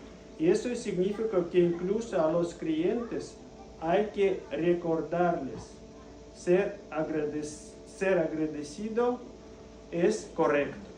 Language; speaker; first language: Spanish; non-native, fluent; Russian